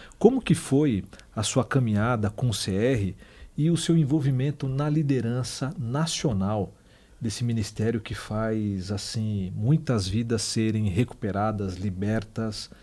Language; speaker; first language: Portuguese; native; Portuguese